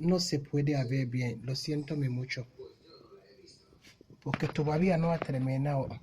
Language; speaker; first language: Spanish; non-native, learner; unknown